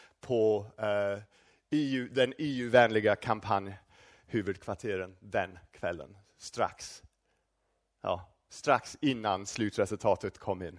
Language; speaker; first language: Swedish; non-native, fluent; English